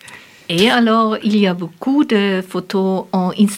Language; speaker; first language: French; non-native, learner; German